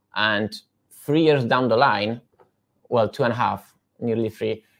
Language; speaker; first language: English; non-native, fluent; Polish